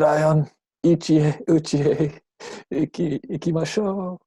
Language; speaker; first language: Japanese; non-native, learner; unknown